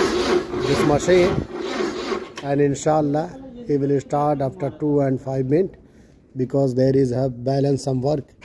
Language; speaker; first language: English; non-native, learner; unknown